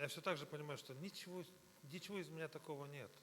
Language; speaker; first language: Russian; native; Russian